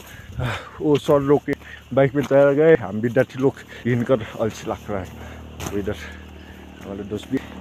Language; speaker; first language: Hindi; non-native, learner; Nepali